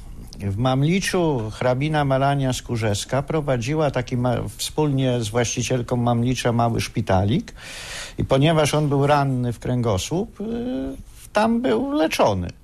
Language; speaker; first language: Polish; native; Polish